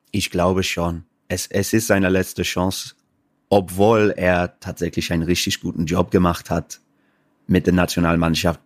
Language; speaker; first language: German; non-native, fluent; English